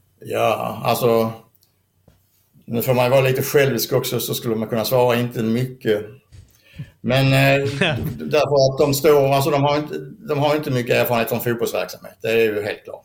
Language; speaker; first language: Swedish; native; Swedish